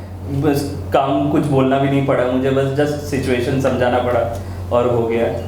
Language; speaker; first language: Hindi; native; Hindi